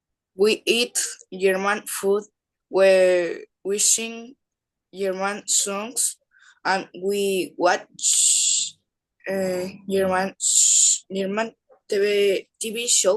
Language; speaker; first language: English; non-native, learner; Spanish